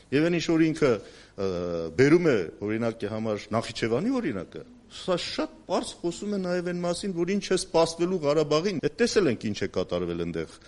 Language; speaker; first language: Armenian; native; Armenian